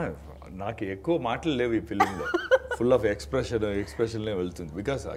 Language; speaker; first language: Telugu; non-native, fluent; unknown